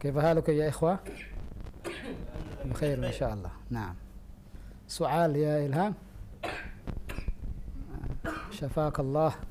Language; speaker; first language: Arabic; non-native, fluent; Indonesian